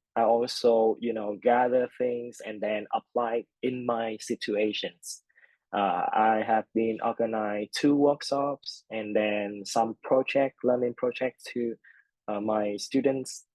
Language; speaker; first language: English; non-native, fluent; Vietnamese